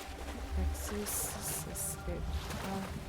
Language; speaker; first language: French; native; French